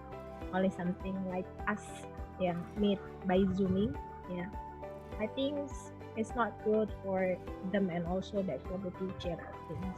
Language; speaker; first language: English; non-native, local second language; Indonesian